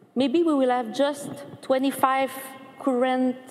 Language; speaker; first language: English; non-native, fluent; French